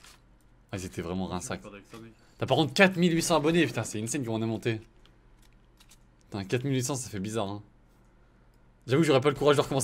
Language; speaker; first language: French; native; French